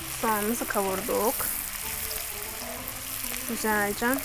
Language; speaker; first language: Turkish; non-native, fluent; Russian